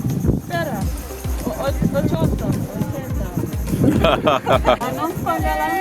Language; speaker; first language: Filipino; non-native, learner; Portuguese